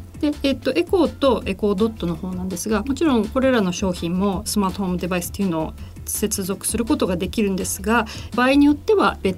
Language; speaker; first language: Japanese; native; Japanese